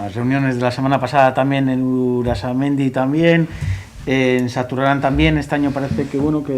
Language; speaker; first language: Spanish; non-native, local second language; Basque